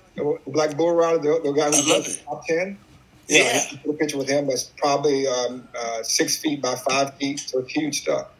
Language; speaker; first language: English; native; English